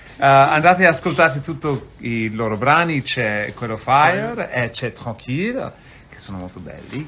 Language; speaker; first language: Italian; non-native, fluent; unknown